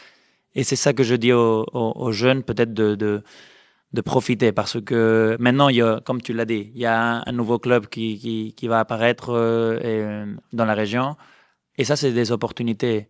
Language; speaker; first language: French; non-native, fluent; Spanish